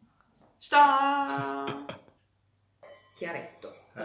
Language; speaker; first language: Japanese; non-native, learner; Italian